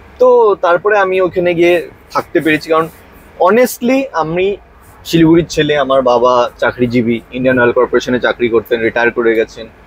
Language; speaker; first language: Bangla; native; Bangla